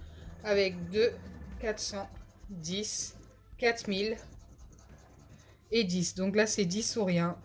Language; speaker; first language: French; native; French